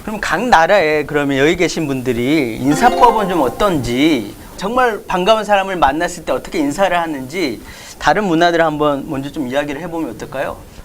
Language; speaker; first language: Korean; native; Korean